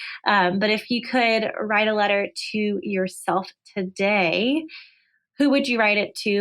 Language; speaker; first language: English; native; English